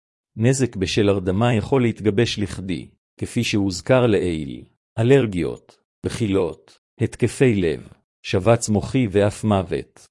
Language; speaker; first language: Hebrew; native; Hebrew